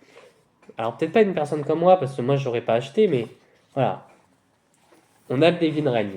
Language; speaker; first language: French; native; French